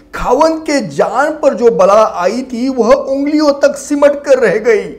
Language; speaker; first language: Hindi; non-native, local second language; Marathi